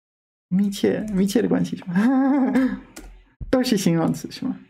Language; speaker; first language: Chinese; non-native, fluent; English